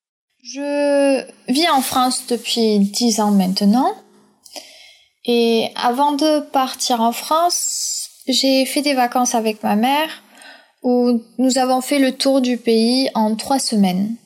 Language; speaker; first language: French; non-native, fluent; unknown